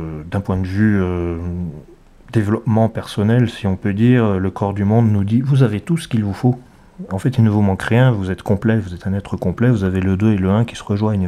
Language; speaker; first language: French; native; French